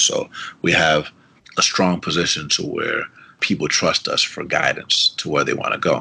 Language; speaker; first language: English; early bilingual, other home language; Spanish